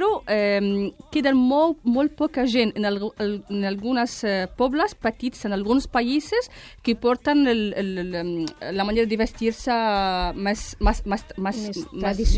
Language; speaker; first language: Catalan; non-native, fluent; Arabic